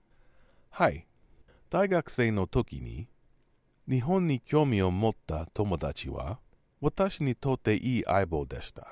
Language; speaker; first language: Japanese; non-native, learner; English